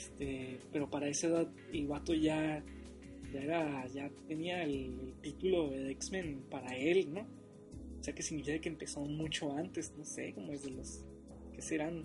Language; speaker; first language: Spanish; native; Spanish